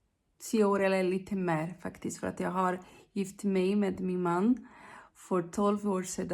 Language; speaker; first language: Swedish; non-native, learner; Portuguese